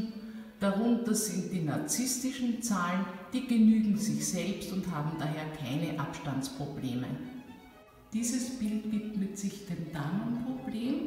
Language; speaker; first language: German; native; German